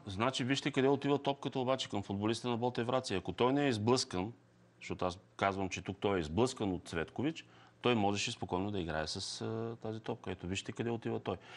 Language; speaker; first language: Bulgarian; native; Bulgarian